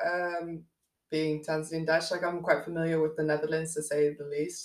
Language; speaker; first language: English; non-native, local second language; Dutch